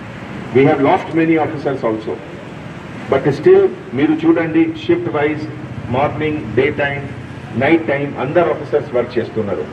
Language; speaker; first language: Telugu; non-native, local second language; Hindi